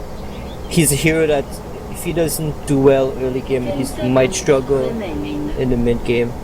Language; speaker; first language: English; native; English